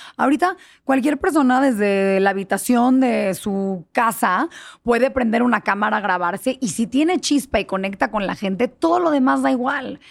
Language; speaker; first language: Spanish; early bilingual, heritage; Spanish